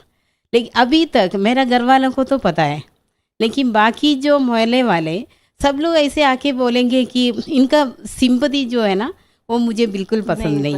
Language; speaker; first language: Hindi; non-native, local second language; Malayalam